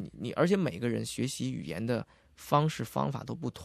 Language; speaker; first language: Chinese; native; Chinese